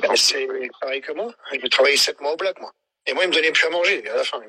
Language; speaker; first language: French; native; French